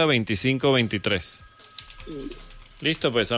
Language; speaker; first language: Spanish; native; Spanish